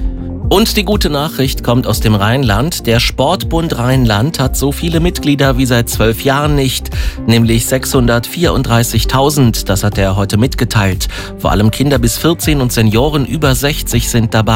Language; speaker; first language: German; native; German